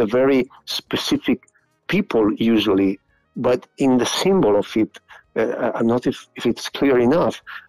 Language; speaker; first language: English; non-native, fluent; Italian